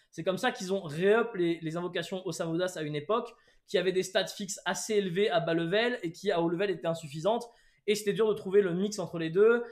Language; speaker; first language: French; native; French